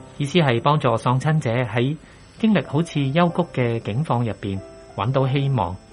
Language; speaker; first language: Chinese; non-native, local second language; Cantonese